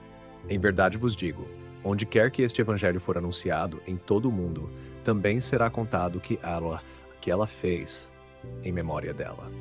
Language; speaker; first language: Portuguese; native; Portuguese